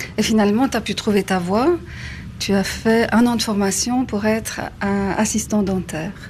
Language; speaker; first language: French; native; French